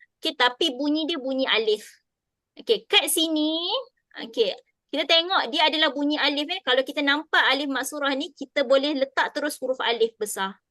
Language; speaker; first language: Malay; native; Malay